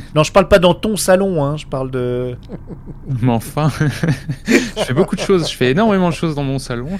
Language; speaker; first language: French; native; French